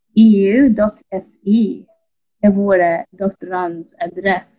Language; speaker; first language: Swedish; non-native, fluent; English